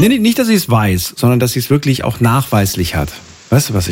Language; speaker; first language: German; native; German